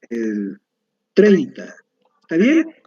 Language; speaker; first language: Spanish; native; Spanish